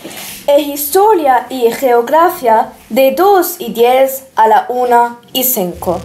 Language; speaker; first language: Spanish; non-native, learner; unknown